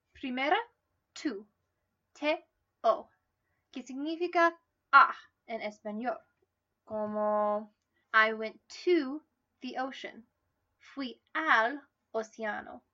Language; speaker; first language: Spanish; non-native, learner; English